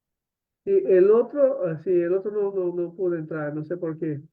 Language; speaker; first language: Spanish; native; Spanish